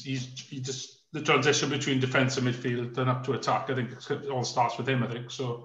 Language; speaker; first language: English; native; English